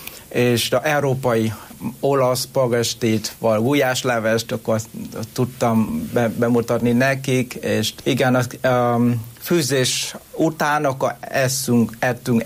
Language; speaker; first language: Hungarian; non-native, learner; Vietnamese